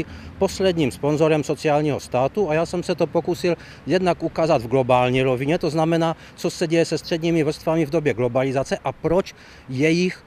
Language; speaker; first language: Czech; native; Czech